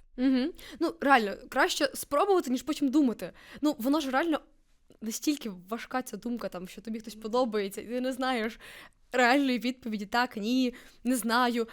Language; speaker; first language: Ukrainian; native; Ukrainian